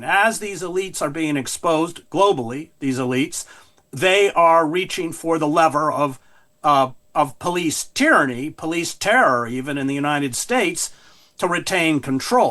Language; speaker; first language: English; native; English